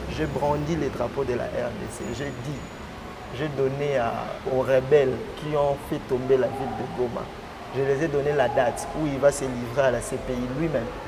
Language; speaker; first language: French; non-native, local second language; Lingala